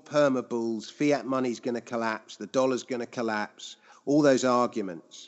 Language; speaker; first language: English; native; English